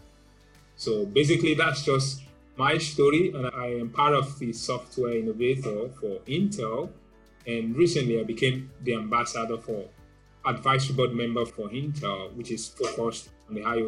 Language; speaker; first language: English; non-native, local second language; Yoruba